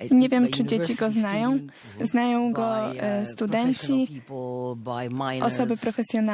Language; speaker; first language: Polish; early bilingual, heritage; Polish